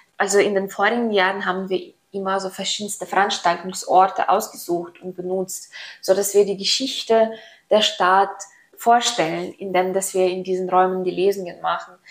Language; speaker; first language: German; non-native, fluent; Ukrainian